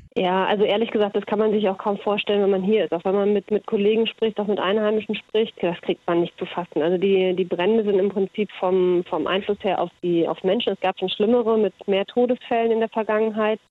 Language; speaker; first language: German; early bilingual, heritage; German